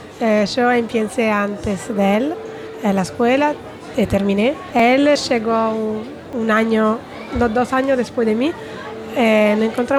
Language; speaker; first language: Spanish; non-native, fluent; Italian